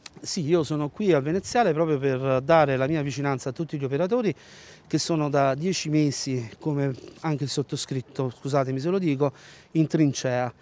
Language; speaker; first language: Italian; native; Italian